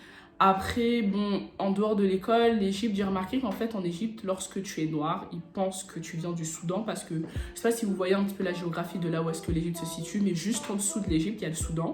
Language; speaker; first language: French; native; French